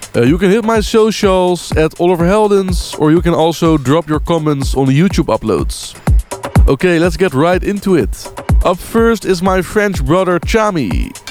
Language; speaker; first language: English; non-native, fluent; Dutch